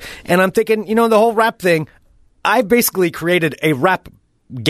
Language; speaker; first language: English; native; English